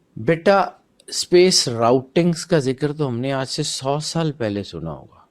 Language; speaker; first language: Urdu; non-native, local second language; Punjabi